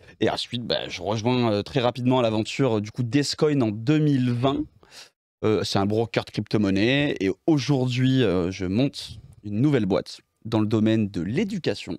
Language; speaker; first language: French; native; French